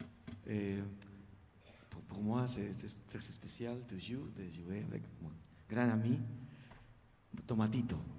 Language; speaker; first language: French; non-native, learner; Spanish